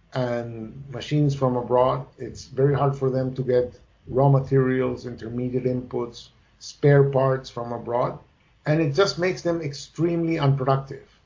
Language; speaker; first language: English; non-native, fluent; Spanish